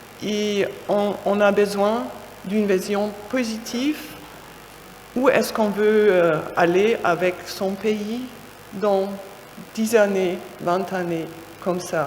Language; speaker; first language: French; non-native, fluent; German